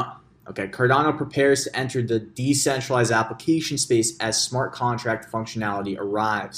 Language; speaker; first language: English; native; English